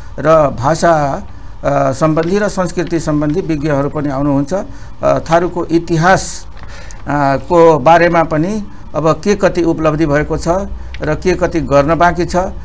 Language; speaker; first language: Nepali; non-native, local second language; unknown